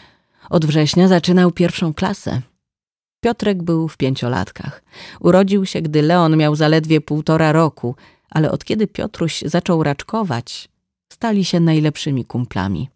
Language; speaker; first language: Polish; native; Polish